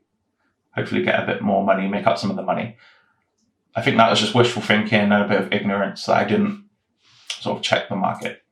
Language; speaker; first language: English; native; English